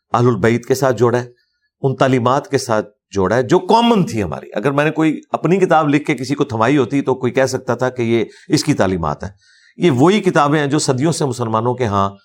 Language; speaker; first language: Urdu; non-native, local second language; Punjabi